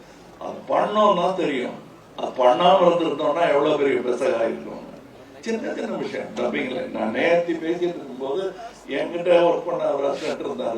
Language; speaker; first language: Tamil; native; Tamil